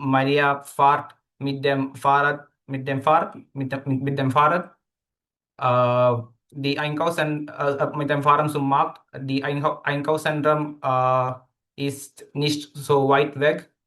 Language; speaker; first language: German; non-native, learner; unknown